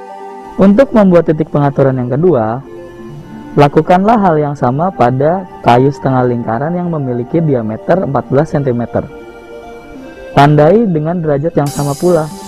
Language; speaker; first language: Indonesian; native; Indonesian